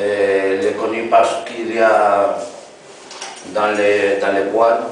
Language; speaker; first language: French; non-native, learner; Spanish